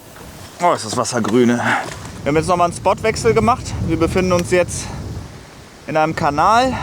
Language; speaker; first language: German; native; German